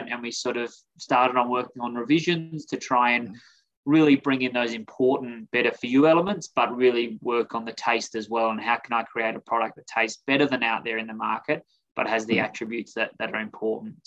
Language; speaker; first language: English; native; English